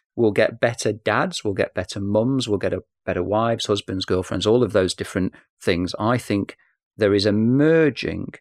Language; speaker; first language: English; native; English